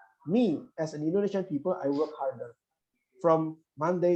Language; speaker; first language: English; non-native, fluent; Indonesian